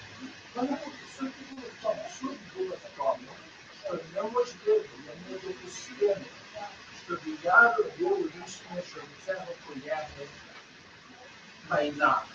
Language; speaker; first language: Ukrainian; early bilingual, heritage; English